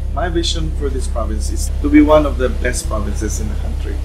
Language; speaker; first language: English; non-native, local second language; Cebuano